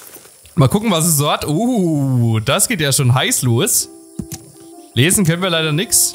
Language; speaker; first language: German; native; German